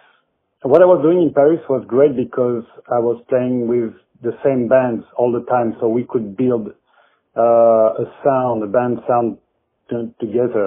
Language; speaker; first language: English; non-native, fluent; French